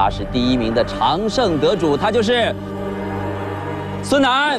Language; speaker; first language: Chinese; native; Chinese